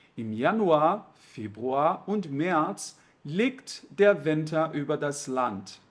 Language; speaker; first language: German; non-native, fluent; Portuguese